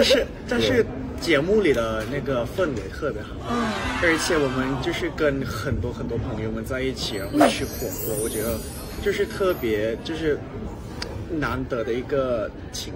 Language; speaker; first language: Chinese; non-native, fluent; Thai